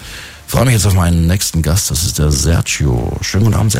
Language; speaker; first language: German; native; German